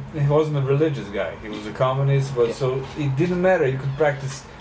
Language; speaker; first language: English; non-native, fluent; Serbian